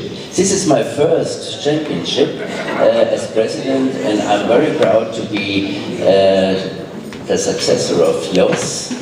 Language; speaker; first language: English; non-native, fluent; German